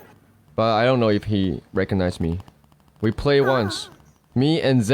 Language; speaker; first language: English; non-native, fluent; Chinese